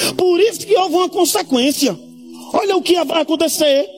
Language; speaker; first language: Portuguese; native; Portuguese